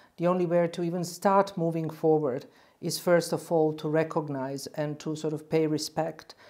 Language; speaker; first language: English; non-native, fluent; Bosnian